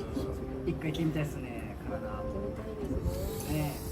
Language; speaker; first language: Japanese; native; Japanese